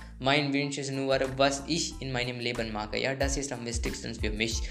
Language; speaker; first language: German; non-native, learner; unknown